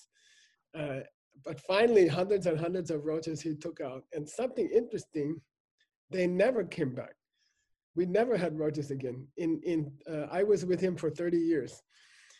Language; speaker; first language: English; native; English